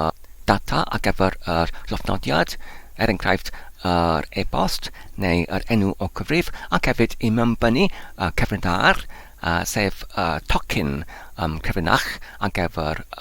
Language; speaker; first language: Welsh; non-native, learner; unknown